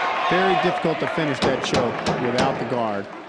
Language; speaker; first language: English; native; English